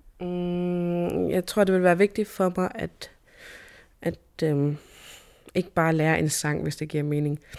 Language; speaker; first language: Danish; native; Danish